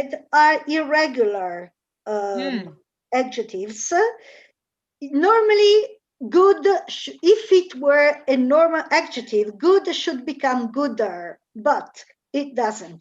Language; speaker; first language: English; non-native, fluent; Italian